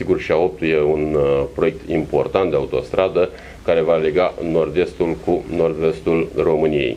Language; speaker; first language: Romanian; native; Romanian